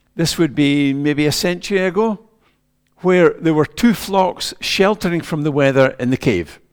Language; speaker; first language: English; native; English